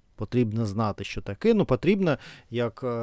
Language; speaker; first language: Ukrainian; non-native, fluent; Russian